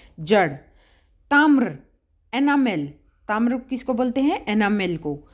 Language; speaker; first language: Hindi; native; Hindi